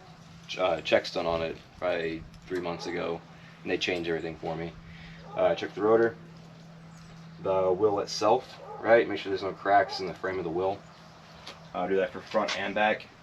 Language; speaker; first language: English; native; English